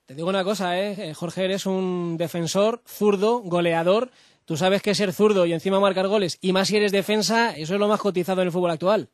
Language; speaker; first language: Spanish; native; Spanish